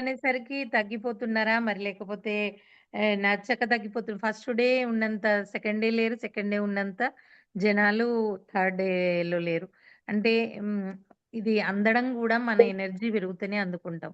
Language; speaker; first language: Telugu; native; Telugu